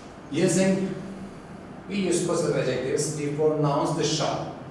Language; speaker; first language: English; non-native, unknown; Turkish